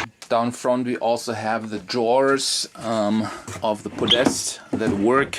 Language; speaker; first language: English; non-native, fluent; German